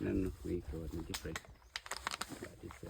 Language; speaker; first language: English; non-native, learner; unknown